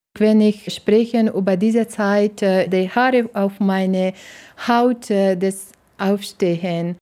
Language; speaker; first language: German; non-native, learner; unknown